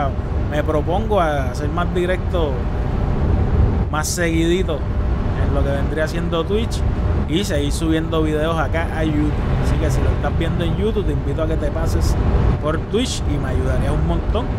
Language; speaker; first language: Spanish; native; Spanish